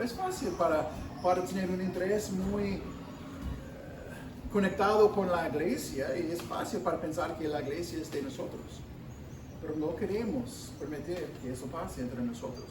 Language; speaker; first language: Spanish; non-native, fluent; English